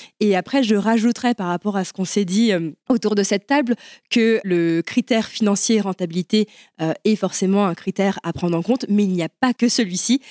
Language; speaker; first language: French; early bilingual, other home language; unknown